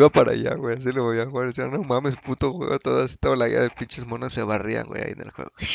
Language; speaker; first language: Spanish; native; Spanish